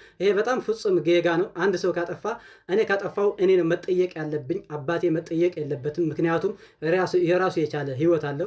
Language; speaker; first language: Amharic; non-native, local second language; Tigrinya